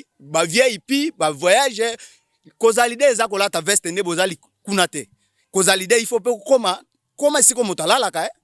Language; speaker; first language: Lingala; native; Lingala